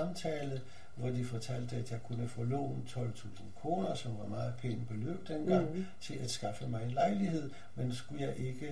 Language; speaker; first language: Danish; non-native, fluent; Polish